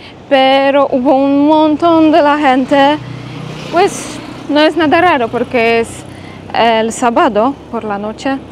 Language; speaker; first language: Spanish; non-native, fluent; Polish